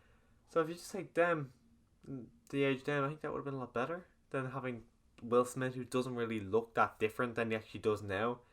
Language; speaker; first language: English; native; English